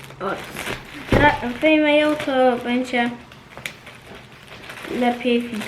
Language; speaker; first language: Polish; native; Polish